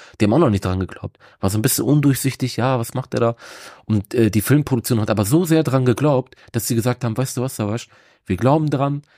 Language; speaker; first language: German; native; German